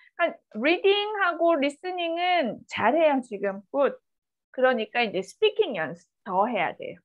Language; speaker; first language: Korean; native; Korean